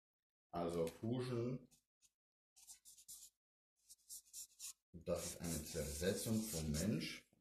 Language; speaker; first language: German; non-native, fluent; Polish